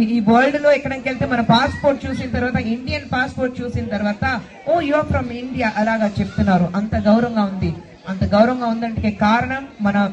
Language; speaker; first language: Telugu; non-native, fluent; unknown